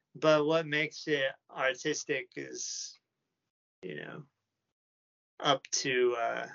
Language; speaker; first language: English; native; English